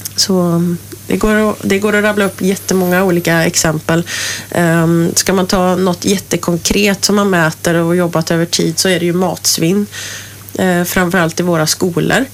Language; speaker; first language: Swedish; native; Swedish